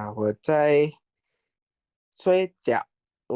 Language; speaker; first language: Chinese; non-native, learner; Indonesian